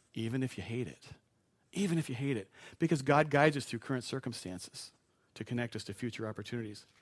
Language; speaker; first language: English; native; English